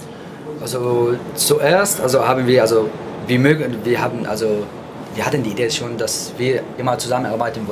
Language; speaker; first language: German; non-native, fluent; Arabic